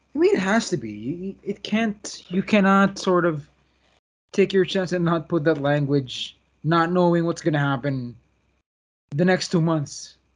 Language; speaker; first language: English; non-native, local second language; Filipino